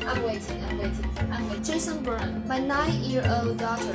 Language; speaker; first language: English; non-native, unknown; Chinese